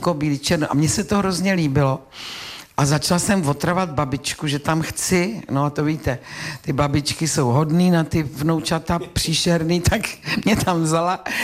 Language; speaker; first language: Czech; native; Czech